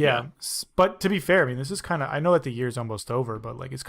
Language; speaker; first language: English; native; English